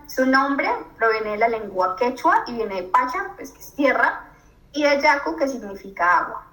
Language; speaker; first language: Spanish; native; Spanish